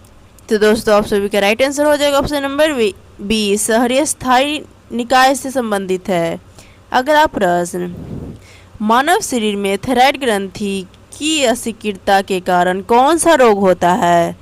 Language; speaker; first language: Hindi; native; Hindi